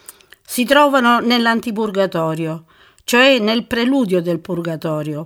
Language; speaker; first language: Italian; native; Italian